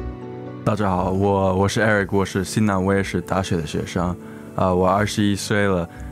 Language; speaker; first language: Chinese; early bilingual, heritage; English